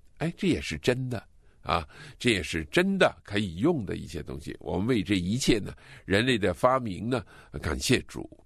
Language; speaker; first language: Chinese; native; Chinese